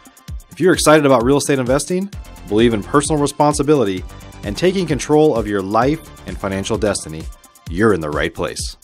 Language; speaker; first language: English; native; English